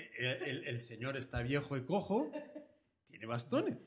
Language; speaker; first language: Spanish; native; Spanish